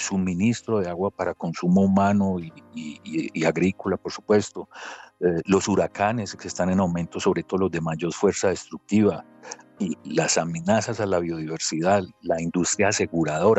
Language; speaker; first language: Spanish; native; Spanish